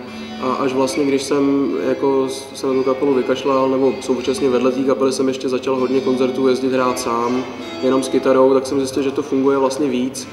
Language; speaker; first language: Czech; native; Czech